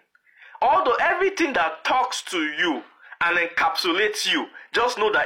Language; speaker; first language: English; non-native, local second language; Yoruba